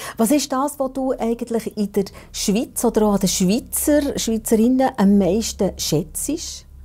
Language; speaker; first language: German; native; German